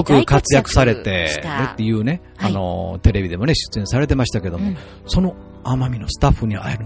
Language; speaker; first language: Japanese; native; Japanese